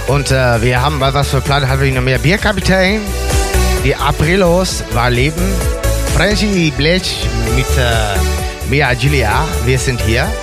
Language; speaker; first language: German; non-native, learner; Dutch